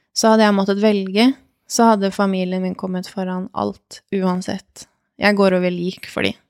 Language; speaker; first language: Norwegian; early bilingual, other home language; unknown